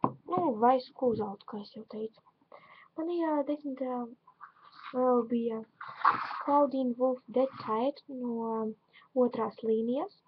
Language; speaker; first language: Latvian; non-native, local second language; Russian